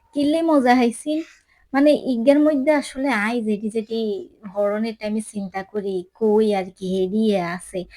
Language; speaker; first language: Bangla; native; Bangla